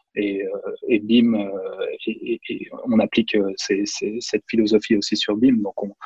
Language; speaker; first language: French; native; French